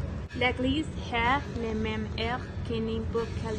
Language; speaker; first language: French; non-native, learner; Spanish